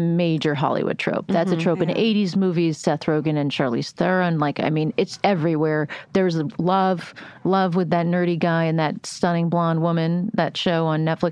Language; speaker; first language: English; native; English